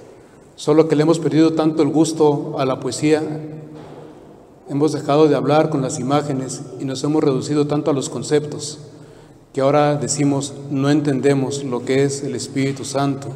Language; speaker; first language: Spanish; native; Spanish